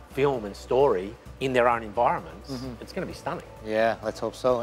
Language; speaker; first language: English; native; English